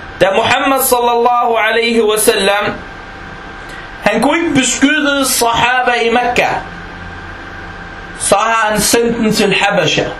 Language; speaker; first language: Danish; non-native, fluent; Arabic